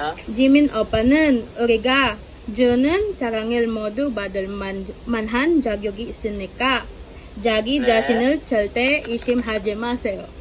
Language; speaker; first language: Korean; non-native, learner; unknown